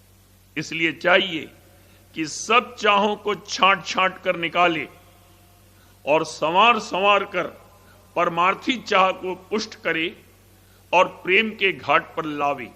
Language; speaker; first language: Hindi; native; Hindi